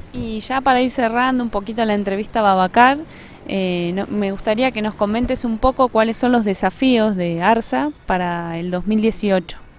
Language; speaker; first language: Spanish; native; Spanish